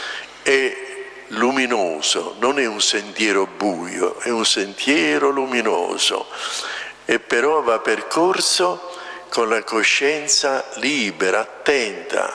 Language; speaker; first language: Italian; native; Italian